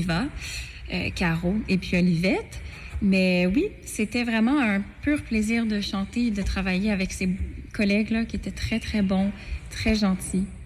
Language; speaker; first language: French; native; French